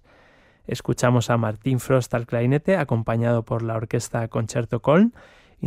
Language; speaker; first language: Spanish; native; Spanish